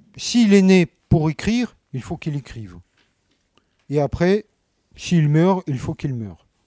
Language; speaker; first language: French; non-native, fluent; Russian